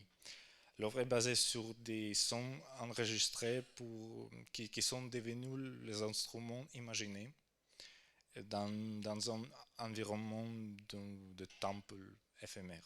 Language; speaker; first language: French; non-native, fluent; Ukrainian